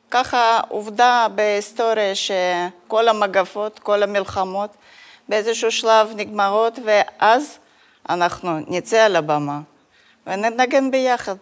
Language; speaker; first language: Hebrew; non-native, fluent; Russian